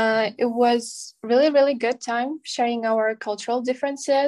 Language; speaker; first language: English; non-native, fluent; Kazakh